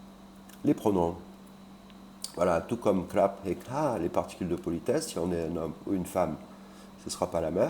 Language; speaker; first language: French; native; French